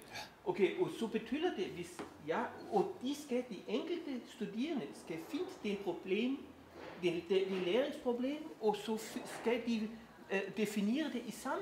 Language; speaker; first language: Danish; non-native, fluent; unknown